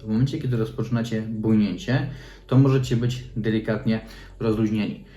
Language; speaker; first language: Polish; native; Polish